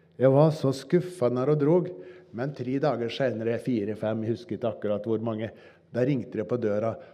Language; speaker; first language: Norwegian; native; Norwegian